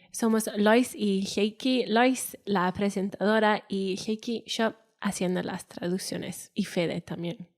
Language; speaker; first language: Spanish; non-native, fluent; Welsh